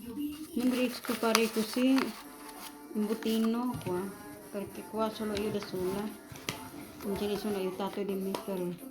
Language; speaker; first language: Italian; non-native, learner; Cebuano